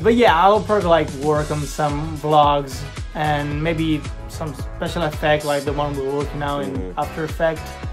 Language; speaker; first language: English; non-native, fluent; Italian